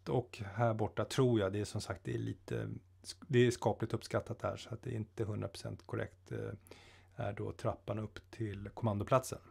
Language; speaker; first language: Swedish; native; Swedish